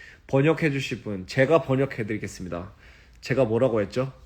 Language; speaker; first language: Korean; early bilingual, heritage; English